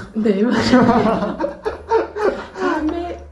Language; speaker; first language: Korean; non-native, learner; French